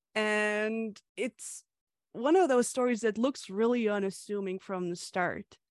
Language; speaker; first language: English; early bilingual, other home language; Hungarian